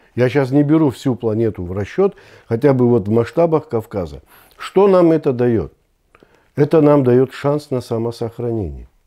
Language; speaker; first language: Russian; non-native, local second language; Abkhazian